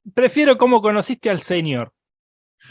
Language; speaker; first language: Spanish; native; Spanish